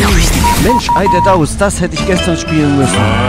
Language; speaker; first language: German; native; German